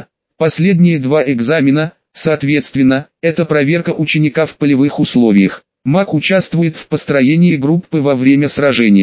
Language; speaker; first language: Russian; native; Russian